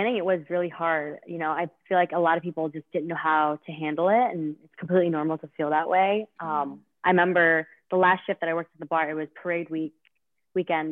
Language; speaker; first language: English; native; English